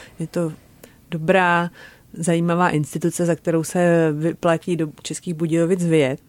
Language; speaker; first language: Czech; native; Czech